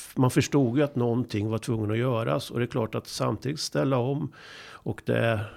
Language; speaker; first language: Swedish; native; Swedish